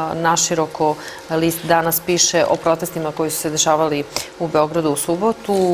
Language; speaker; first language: Serbian; native; Serbian